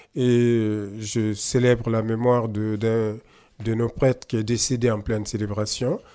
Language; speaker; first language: French; non-native, local second language; Mossi